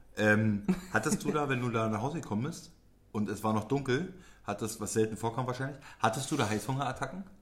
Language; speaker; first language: German; early bilingual, other home language; Polish